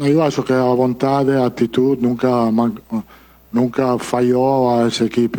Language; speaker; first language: Portuguese; non-native, fluent; Italian